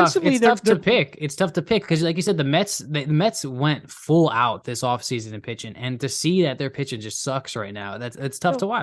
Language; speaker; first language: English; native; English